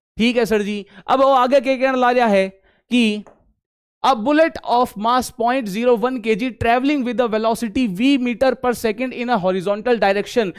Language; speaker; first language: Hindi; native; Hindi